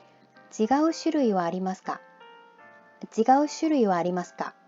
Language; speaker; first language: Japanese; non-native, fluent; Korean